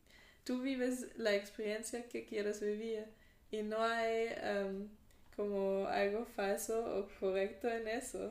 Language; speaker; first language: Spanish; non-native, fluent; German